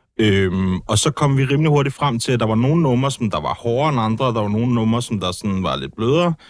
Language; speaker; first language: Danish; native; Danish